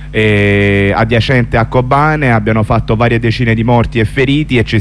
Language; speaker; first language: Italian; native; Italian